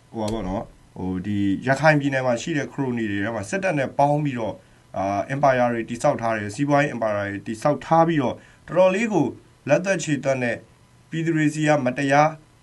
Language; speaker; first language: Burmese; native; Burmese